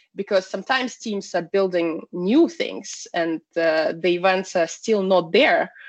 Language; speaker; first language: English; non-native, fluent; Russian